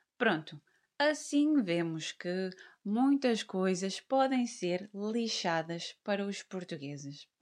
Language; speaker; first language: Portuguese; native; Portuguese